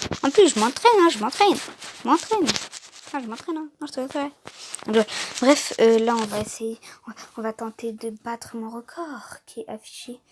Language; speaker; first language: French; native; French